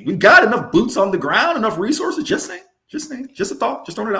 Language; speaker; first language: English; native; English